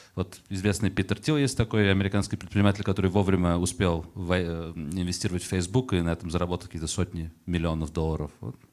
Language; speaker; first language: Russian; early bilingual, heritage; Russian